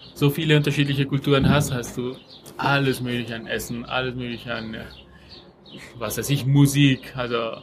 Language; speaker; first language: German; non-native, fluent; Spanish